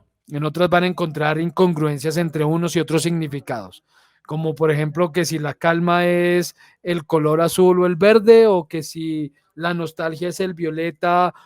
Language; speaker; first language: Spanish; native; Spanish